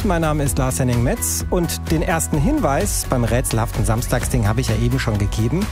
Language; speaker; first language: German; native; German